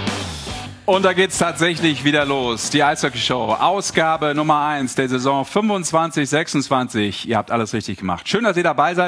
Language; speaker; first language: German; native; German